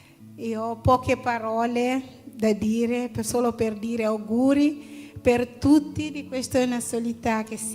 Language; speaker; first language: Italian; non-native, learner; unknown